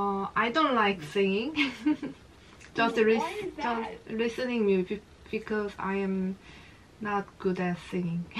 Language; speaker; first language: English; non-native, learner; Korean